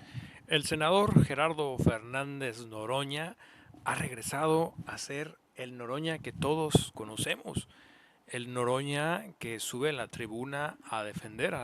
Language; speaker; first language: Spanish; native; Spanish